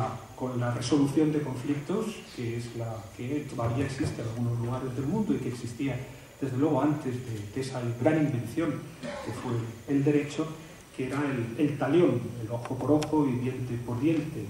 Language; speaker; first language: Spanish; native; Spanish